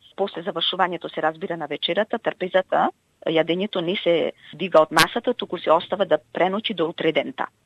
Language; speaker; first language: Macedonian; native; Macedonian